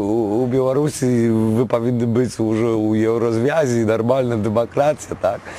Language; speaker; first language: Belarusian; non-native, fluent; Polish